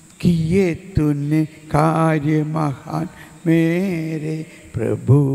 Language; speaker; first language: Hindi; non-native, local second language; Malayalam